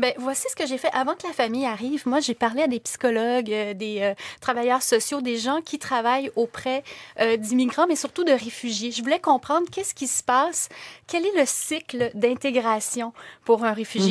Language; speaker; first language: French; native; French